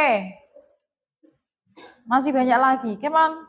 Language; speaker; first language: Indonesian; native; Indonesian